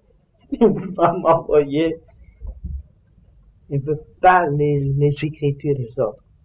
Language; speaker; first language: French; non-native, learner; Vietnamese